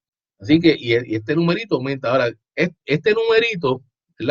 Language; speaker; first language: Spanish; native; Spanish